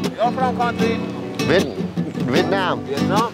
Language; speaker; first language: English; non-native, learner; Persian